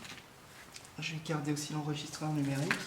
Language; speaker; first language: French; native; French